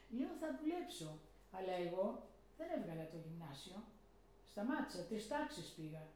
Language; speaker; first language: Greek; early bilingual, heritage; Greek